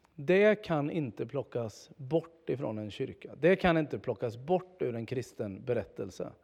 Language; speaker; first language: Swedish; native; Swedish